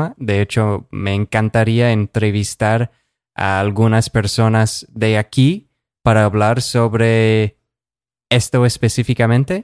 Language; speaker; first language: Spanish; non-native, fluent; English